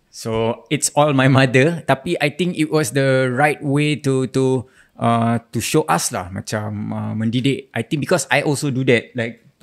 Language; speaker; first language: English; non-native, local second language; Malay